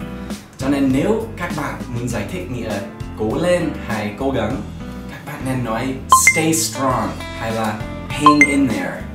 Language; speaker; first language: Vietnamese; non-native, fluent; English